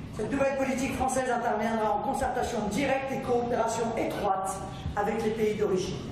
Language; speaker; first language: French; native; French